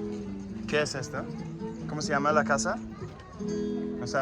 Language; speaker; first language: Spanish; non-native, learner; English